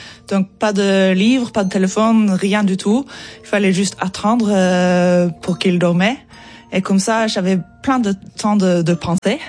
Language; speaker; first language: French; non-native, fluent; Norwegian